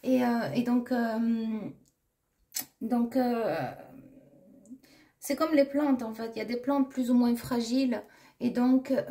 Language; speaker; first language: French; native; French